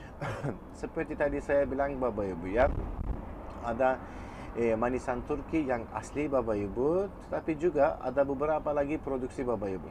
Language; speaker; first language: Indonesian; non-native, fluent; Turkish